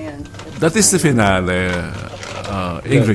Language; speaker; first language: Dutch; non-native, learner; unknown